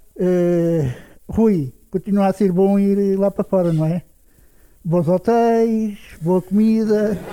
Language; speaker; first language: Portuguese; native; Portuguese